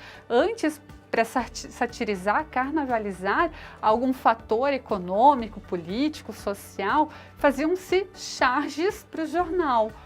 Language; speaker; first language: Portuguese; native; Portuguese